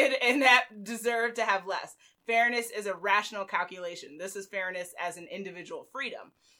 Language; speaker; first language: English; native; English